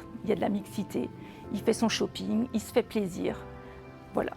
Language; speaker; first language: French; native; French